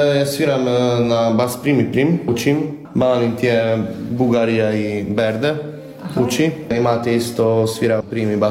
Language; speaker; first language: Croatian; non-native, local second language; Hungarian